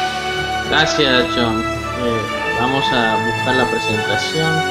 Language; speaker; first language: Spanish; native; Spanish